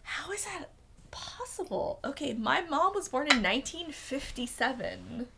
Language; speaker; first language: English; native; English